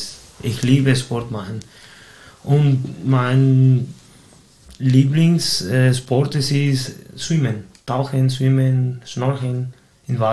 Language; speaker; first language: German; non-native, fluent; Spanish